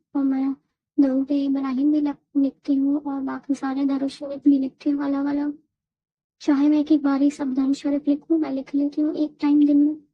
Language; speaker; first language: Urdu; native; Urdu